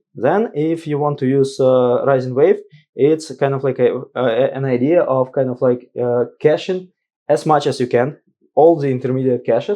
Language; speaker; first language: English; non-native, fluent; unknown